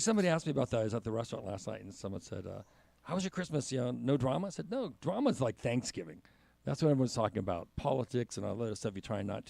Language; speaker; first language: English; native; English